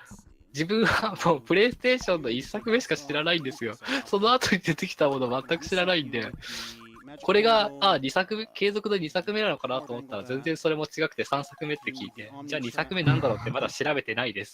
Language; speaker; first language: Japanese; native; Japanese